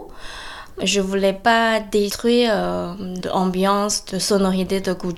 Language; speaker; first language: French; non-native, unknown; Chinese